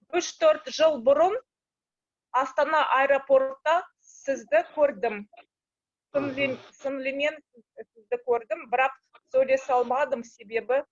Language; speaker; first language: Kazakh; non-native, local second language; Russian